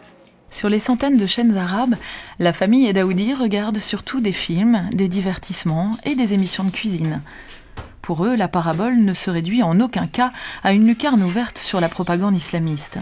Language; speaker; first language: French; native; French